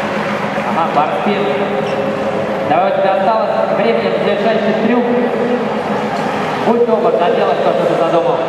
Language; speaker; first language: Russian; native; Russian